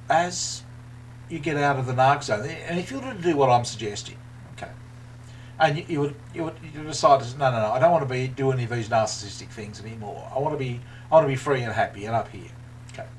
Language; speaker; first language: English; native; English